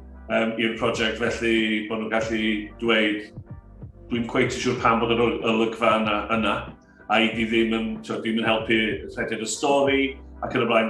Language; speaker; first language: Welsh; native; Welsh